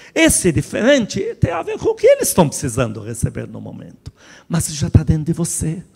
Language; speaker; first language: Portuguese; non-native, fluent; Arabic